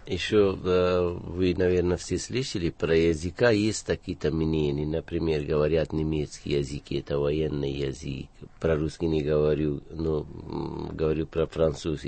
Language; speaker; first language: Russian; non-native, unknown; Persian